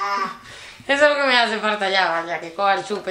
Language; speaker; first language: Spanish; native; Spanish